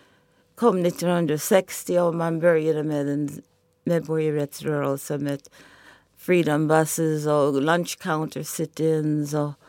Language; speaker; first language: Swedish; non-native, fluent; English